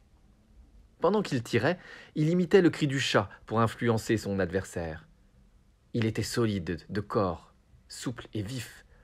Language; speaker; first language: French; native; French